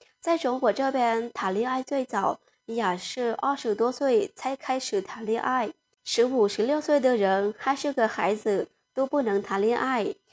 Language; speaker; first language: Chinese; non-native, fluent; Lao